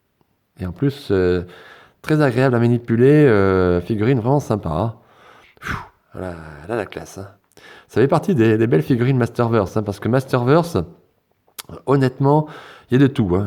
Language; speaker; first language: French; native; French